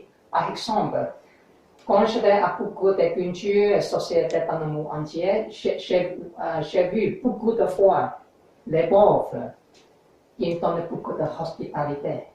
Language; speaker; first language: French; non-native, learner; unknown